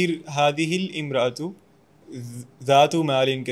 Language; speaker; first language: Arabic; non-native, learner; Urdu